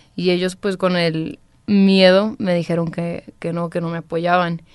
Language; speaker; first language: Spanish; early bilingual, heritage; Spanish